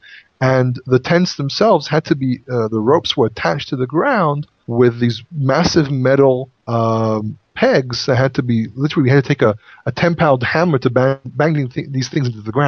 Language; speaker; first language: English; non-native, fluent; Hebrew